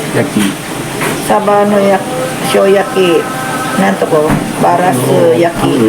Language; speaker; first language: Japanese; non-native, fluent; Filipino